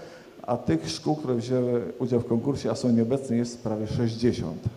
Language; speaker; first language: Polish; native; Polish